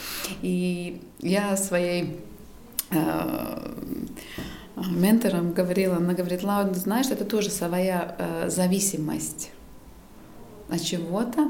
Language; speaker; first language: Russian; non-native, local second language; Latvian